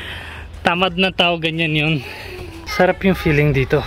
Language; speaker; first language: Filipino; non-native, learner; Punjabi